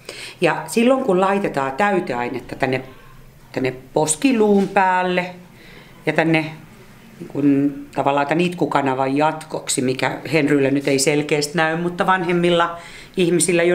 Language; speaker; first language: Finnish; native; Finnish